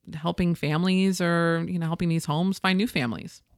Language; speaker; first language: English; native; English